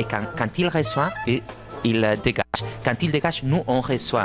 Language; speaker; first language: French; non-native, fluent; Spanish